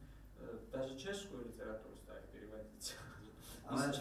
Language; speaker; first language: Czech; non-native, learner; Georgian